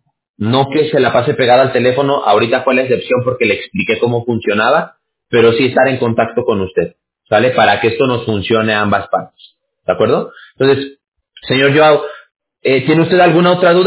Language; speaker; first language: Spanish; native; Spanish